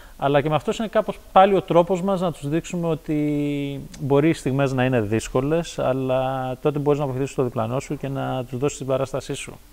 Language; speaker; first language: Greek; early bilingual, heritage; Greek